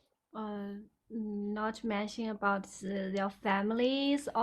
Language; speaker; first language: English; non-native, learner; Chinese